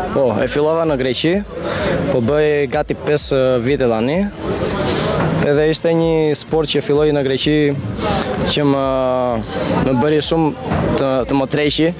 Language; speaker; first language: Albanian; early bilingual, heritage; Albanian